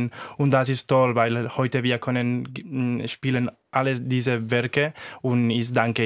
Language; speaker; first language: German; non-native, fluent; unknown